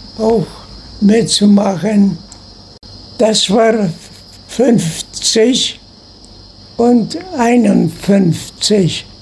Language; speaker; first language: German; non-native, local second language; Low German